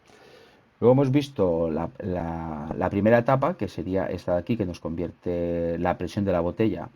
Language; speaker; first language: Spanish; native; Spanish